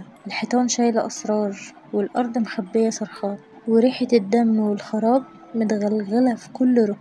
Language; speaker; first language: Arabic; native; Arabic